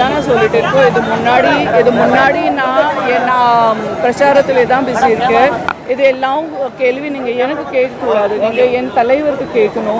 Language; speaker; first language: Tamil; non-native, fluent; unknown